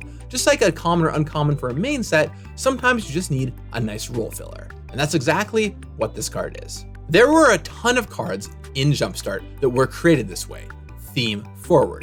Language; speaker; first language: English; native; English